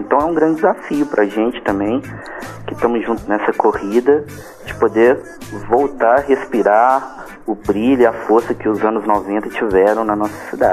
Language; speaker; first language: Portuguese; native; Portuguese